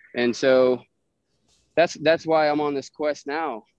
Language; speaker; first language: English; native; English